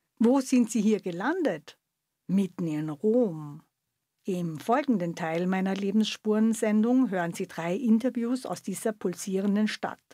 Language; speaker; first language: German; native; German